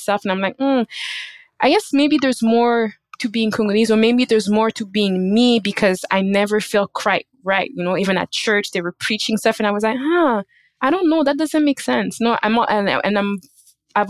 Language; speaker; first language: English; native; English